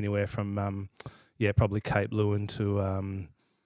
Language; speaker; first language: English; native; English